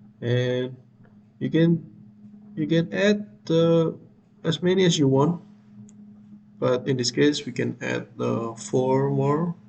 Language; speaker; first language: English; non-native, fluent; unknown